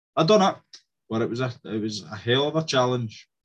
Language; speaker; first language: English; native; English